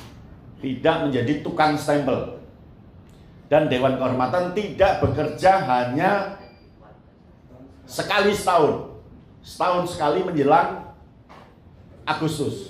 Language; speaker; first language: Indonesian; native; Indonesian